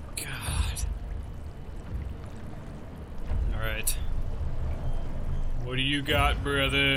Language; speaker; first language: English; native; English